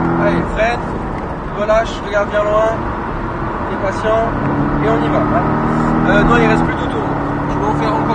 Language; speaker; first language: French; native; French